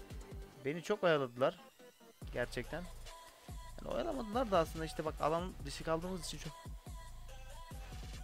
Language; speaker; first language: Turkish; native; Turkish